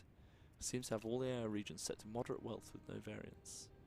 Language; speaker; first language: English; native; English